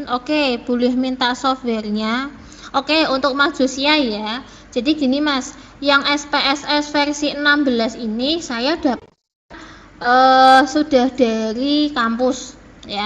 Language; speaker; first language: Indonesian; native; Indonesian